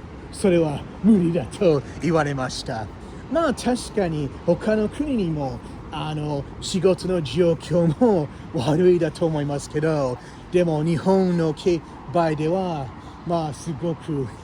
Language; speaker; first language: Japanese; non-native, learner; English